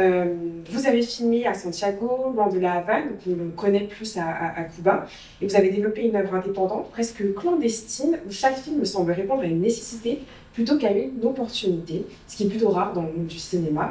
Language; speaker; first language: French; native; French